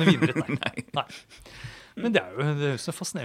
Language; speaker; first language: Norwegian; native; Norwegian